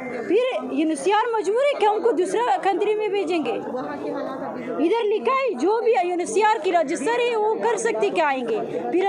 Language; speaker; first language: Hindi; non-native, fluent; Persian